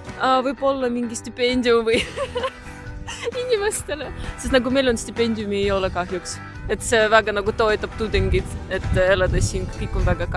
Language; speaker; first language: Estonian; non-native, learner; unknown